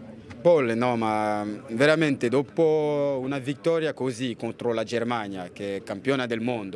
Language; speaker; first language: Italian; non-native, fluent; French